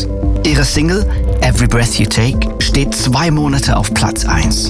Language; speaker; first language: German; native; German